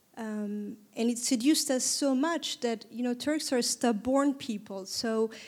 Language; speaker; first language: English; non-native, fluent; Turkish